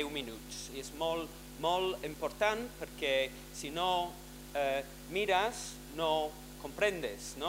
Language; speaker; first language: Catalan; non-native, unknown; English